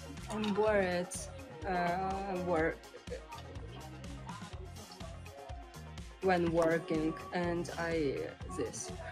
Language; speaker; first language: English; non-native, learner; Ukrainian